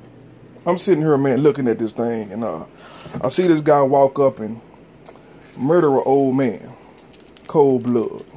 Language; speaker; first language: English; native; English